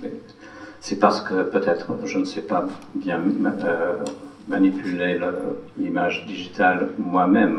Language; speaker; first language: French; non-native, fluent; English